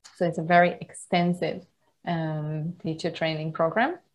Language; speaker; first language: English; non-native, fluent; Hungarian